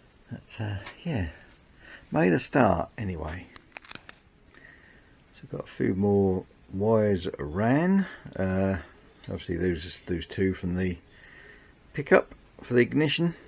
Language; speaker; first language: English; native; English